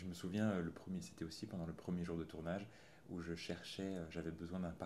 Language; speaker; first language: French; native; French